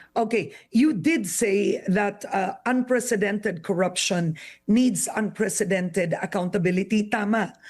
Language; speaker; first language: English; non-native, local second language; Filipino